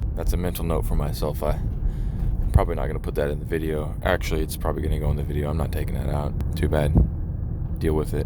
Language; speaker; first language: English; native; English